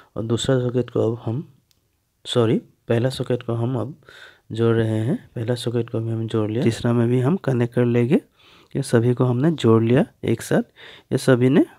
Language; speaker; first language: Hindi; native; Hindi